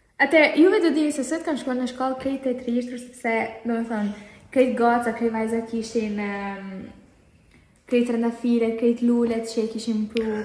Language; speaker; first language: Albanian; early bilingual, heritage; Albanian